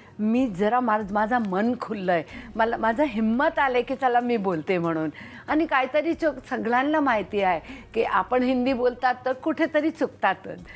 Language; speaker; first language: Marathi; non-native, local second language; Hindi